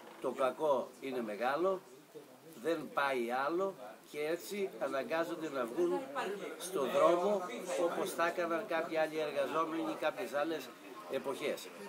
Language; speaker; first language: Greek; native; Greek